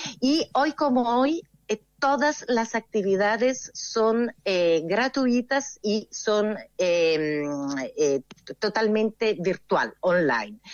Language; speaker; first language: Spanish; non-native, fluent; Italian